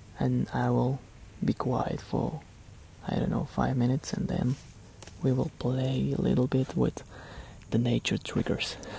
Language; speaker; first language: English; non-native, fluent; Slovak